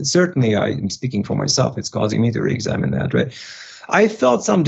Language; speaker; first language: English; non-native, fluent; Russian